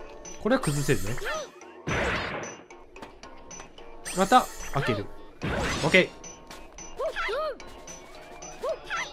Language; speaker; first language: Japanese; native; Japanese